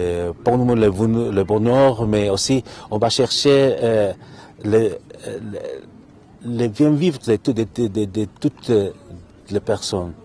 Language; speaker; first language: French; non-native, fluent; Spanish